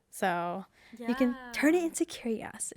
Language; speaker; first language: English; native; English